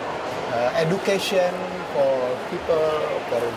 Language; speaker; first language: English; non-native, learner; Indonesian